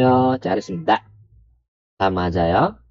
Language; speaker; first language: Korean; non-native, learner; Filipino